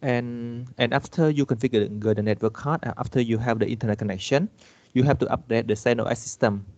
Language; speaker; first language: English; non-native, fluent; Khmer